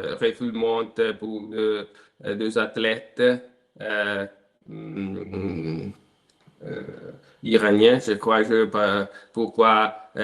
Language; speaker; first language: French; non-native, learner; Italian